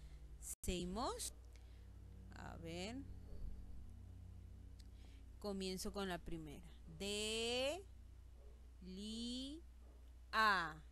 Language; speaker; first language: Spanish; native; Spanish